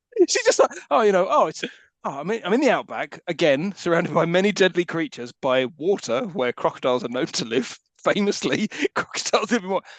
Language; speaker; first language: English; native; English